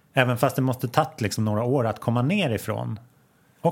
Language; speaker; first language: Swedish; native; Swedish